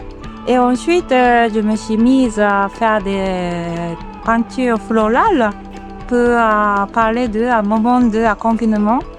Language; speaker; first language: French; non-native, fluent; Japanese